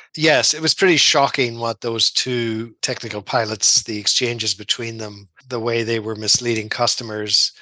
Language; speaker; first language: English; native; English